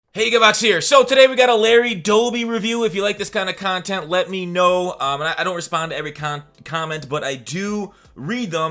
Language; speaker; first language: English; native; English